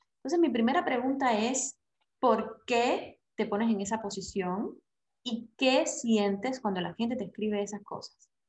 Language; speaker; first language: Spanish; native; Spanish